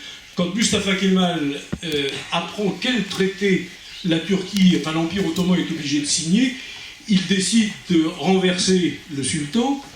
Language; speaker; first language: French; native; French